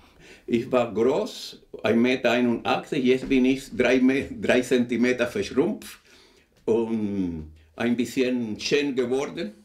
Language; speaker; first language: German; non-native, fluent; Spanish